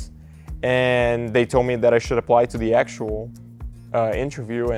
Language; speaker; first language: English; non-native, fluent; Portuguese